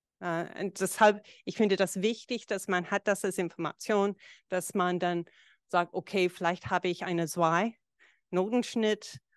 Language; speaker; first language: German; non-native, fluent; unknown